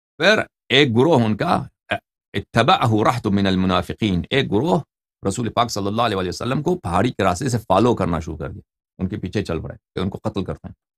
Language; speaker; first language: Urdu; non-native, fluent; Persian